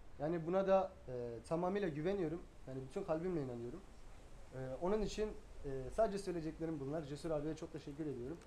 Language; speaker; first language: Turkish; native; Turkish